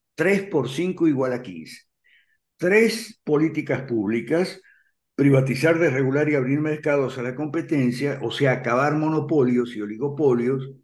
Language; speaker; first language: Spanish; native; Spanish